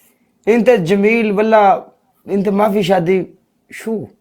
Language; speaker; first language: Arabic; non-native, learner; Urdu